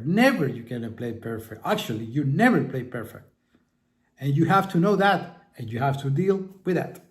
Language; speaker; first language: English; non-native, fluent; Spanish